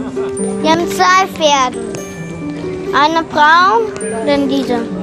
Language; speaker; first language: German; early bilingual, heritage; German